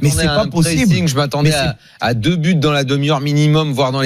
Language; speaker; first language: French; native; French